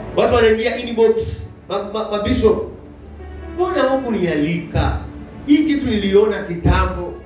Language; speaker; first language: Swahili; native; Swahili